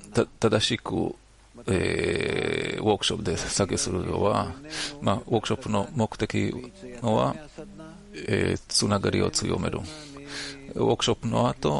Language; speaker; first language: Japanese; non-native, learner; Hebrew